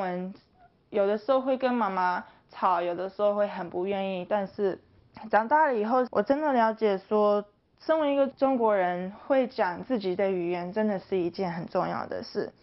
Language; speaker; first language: Chinese; early bilingual, heritage; Chinese